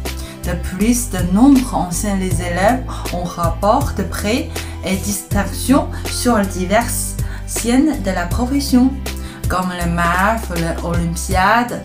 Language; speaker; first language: French; non-native, fluent; Chinese